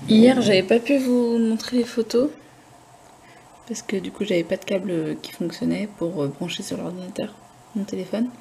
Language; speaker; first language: French; native; French